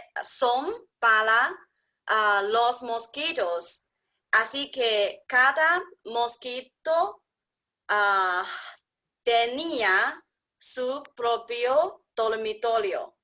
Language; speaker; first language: Spanish; non-native, learner; English